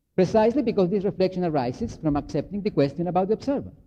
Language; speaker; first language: English; non-native, fluent; Spanish